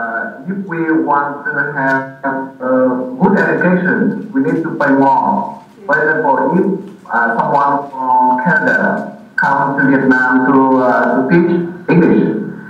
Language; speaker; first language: English; non-native, learner; Vietnamese